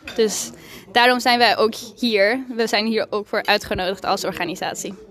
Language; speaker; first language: Dutch; non-native, fluent; Spanish